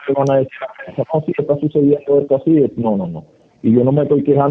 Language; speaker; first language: Spanish; native; Spanish